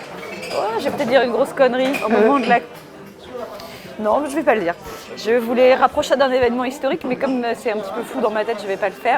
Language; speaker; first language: French; native; French